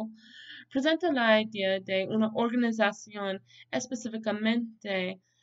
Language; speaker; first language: Spanish; non-native, learner; English